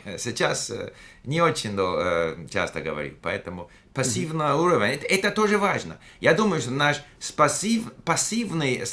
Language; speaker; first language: Russian; non-native, fluent; English